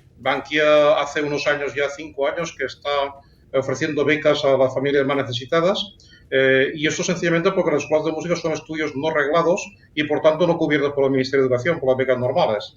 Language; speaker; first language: Spanish; native; Spanish